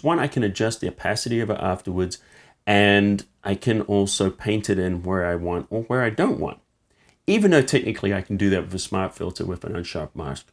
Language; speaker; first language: English; native; English